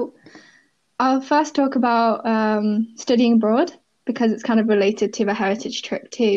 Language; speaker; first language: English; native; English